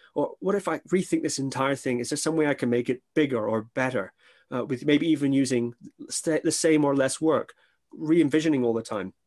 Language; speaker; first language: English; native; English